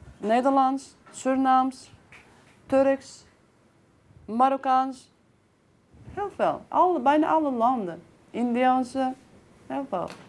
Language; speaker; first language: Dutch; non-native, learner; Turkish